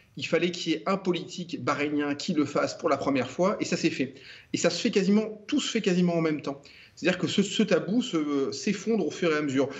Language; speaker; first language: French; native; French